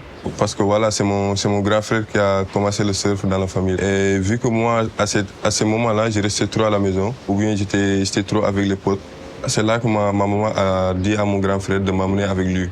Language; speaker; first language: French; non-native, local second language; Wolof